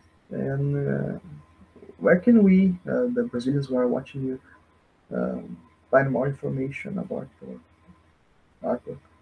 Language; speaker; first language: English; non-native, fluent; Portuguese